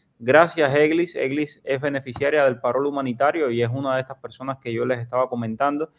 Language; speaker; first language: Spanish; native; Spanish